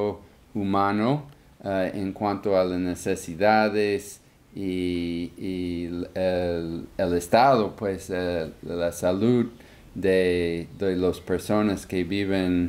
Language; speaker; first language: Spanish; non-native, fluent; English